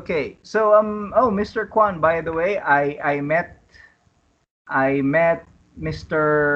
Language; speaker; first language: English; non-native, fluent; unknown